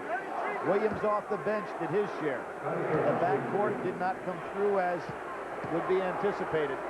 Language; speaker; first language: English; native; English